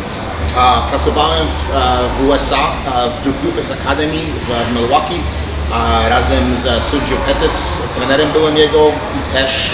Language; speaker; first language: Polish; early bilingual, heritage; Polish